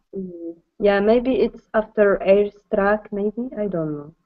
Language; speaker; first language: English; non-native, learner; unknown